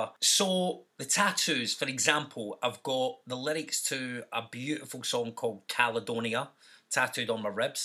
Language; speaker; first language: English; native; English